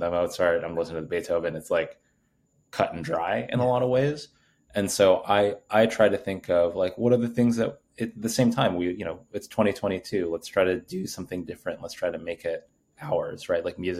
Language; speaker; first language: English; native; English